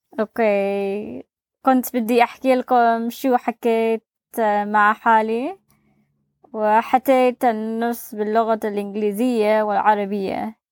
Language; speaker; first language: Arabic; non-native, learner; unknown